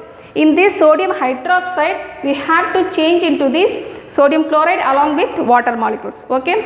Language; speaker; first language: English; non-native, local second language; Tamil